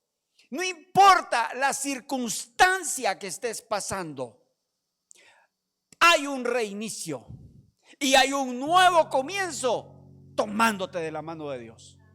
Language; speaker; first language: Spanish; native; Spanish